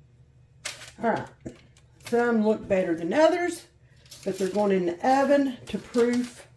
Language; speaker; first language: English; native; English